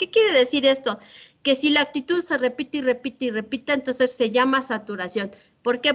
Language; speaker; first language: Spanish; native; Spanish